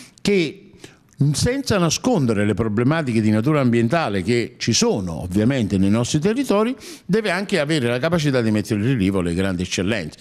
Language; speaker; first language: Italian; native; Italian